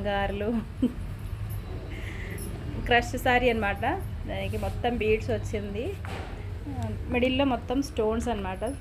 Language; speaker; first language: Telugu; native; Telugu